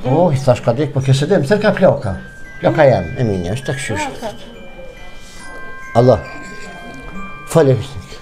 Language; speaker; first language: German; non-native, learner; Albanian